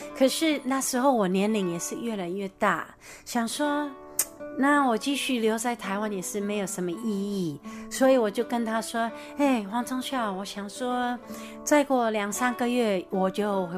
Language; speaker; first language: Chinese; non-native, fluent; English